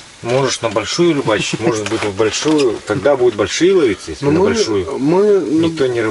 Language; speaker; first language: Russian; native; Russian